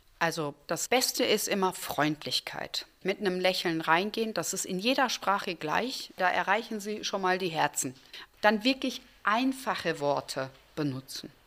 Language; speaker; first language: German; early bilingual, other home language; Turkish